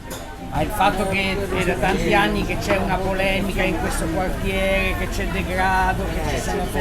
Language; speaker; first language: Italian; native; Italian